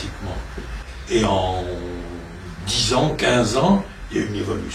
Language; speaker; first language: French; native; French